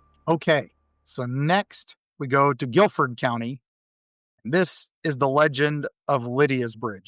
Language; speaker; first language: English; native; English